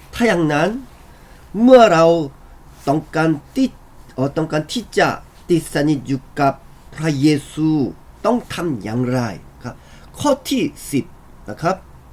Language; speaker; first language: Thai; non-native, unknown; Korean